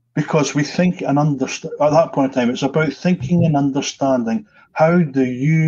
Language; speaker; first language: English; native; English